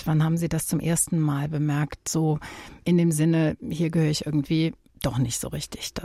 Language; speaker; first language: German; native; German